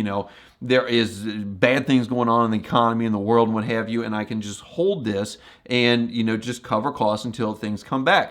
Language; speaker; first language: English; native; English